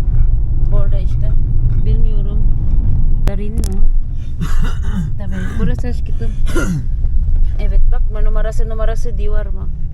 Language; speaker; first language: Turkish; non-native, learner; Filipino